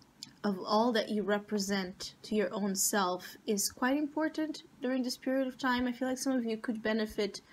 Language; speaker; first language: English; non-native, fluent; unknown